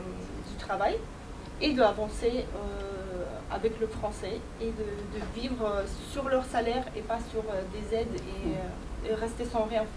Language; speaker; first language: French; non-native, fluent; Ukrainian